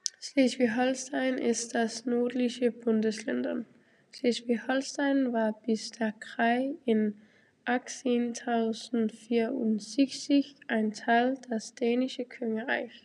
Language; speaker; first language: German; non-native, learner; Danish